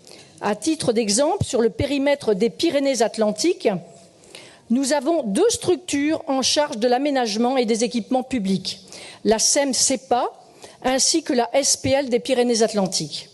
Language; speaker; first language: French; native; French